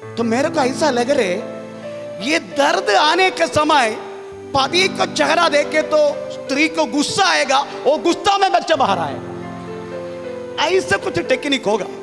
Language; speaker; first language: Hindi; non-native, local second language; Malayalam